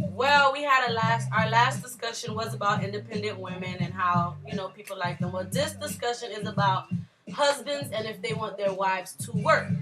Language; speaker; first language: English; early bilingual, other home language; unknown